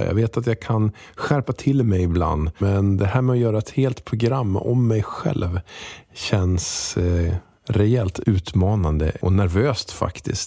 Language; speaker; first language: Swedish; native; Swedish